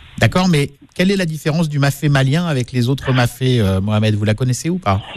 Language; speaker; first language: French; native; French